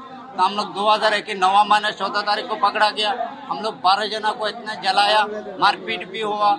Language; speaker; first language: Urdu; non-native, local second language; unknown